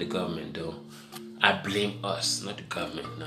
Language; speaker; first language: English; non-native, local second language; Yoruba